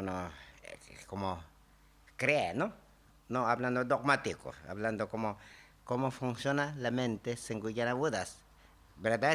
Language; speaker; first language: Spanish; non-native, learner; Tibetan